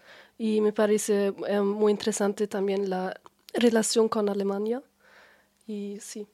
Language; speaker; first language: Spanish; non-native, learner; German